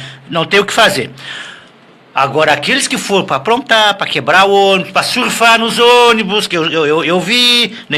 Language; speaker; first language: Portuguese; native; Portuguese